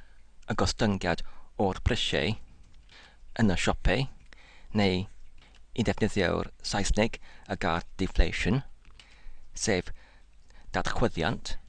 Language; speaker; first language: Welsh; non-native, learner; English